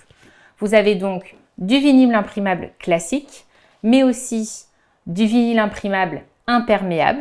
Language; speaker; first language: French; native; French